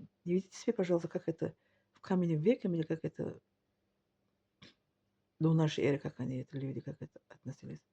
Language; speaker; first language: Russian; non-native, learner; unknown